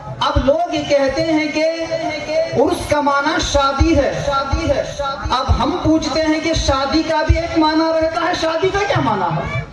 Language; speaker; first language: Urdu; native; Urdu